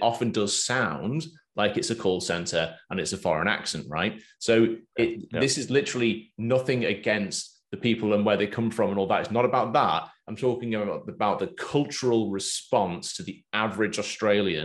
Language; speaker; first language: English; native; English